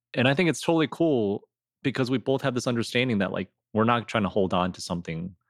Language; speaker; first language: English; native; English